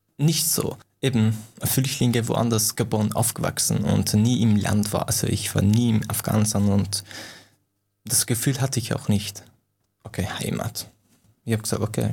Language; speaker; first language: German; non-native, fluent; Persian